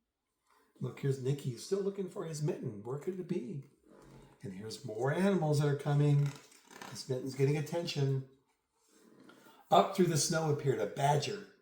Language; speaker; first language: English; native; English